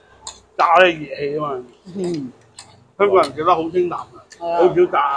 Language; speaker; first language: Cantonese; native; Cantonese